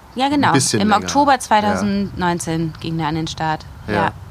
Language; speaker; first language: German; native; German